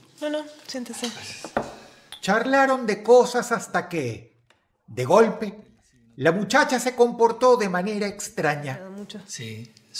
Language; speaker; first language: Spanish; native; Spanish